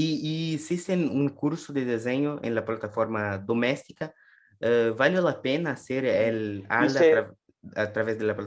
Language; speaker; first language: Spanish; non-native, learner; Portuguese